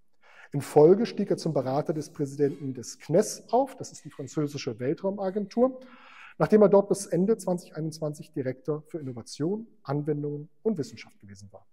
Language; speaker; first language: German; native; German